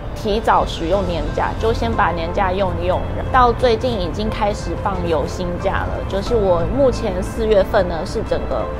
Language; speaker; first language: Chinese; native; Chinese